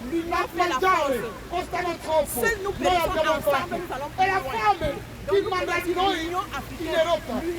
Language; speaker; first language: Italian; non-native, learner; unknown